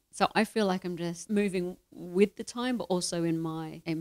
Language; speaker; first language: English; native; English